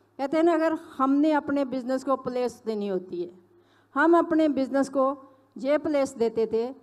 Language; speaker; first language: Hindi; non-native, local second language; Punjabi